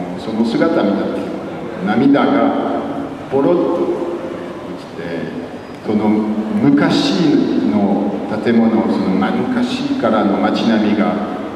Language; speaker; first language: Japanese; non-native, fluent; French